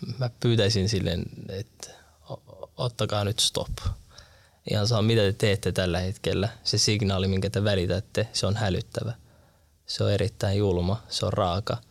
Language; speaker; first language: Finnish; early bilingual, other home language; Arabic